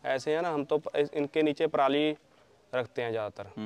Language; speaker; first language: Hindi; native; Hindi